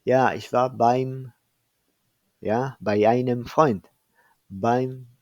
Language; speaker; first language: German; non-native, fluent; Spanish